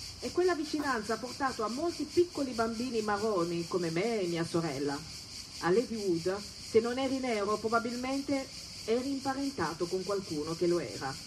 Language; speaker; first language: Italian; non-native, fluent; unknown